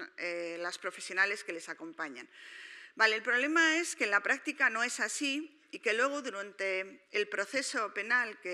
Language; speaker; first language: Spanish; native; Spanish